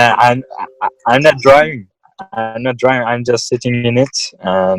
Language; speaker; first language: English; non-native, fluent; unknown